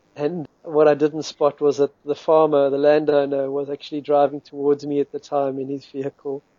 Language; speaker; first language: English; native; English